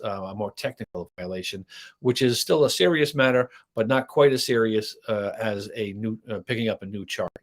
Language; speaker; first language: English; native; English